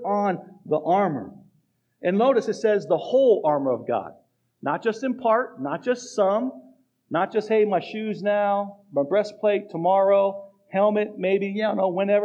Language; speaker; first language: English; native; English